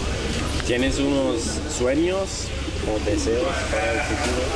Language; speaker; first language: Spanish; non-native, learner; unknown